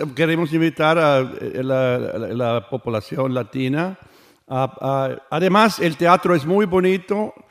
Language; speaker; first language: Spanish; non-native, learner; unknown